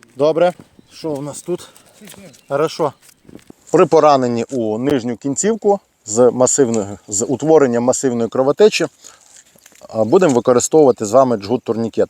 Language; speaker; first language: Ukrainian; native; Ukrainian